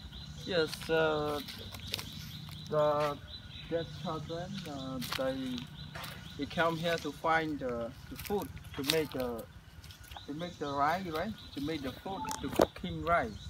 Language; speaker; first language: English; non-native, learner; Khmer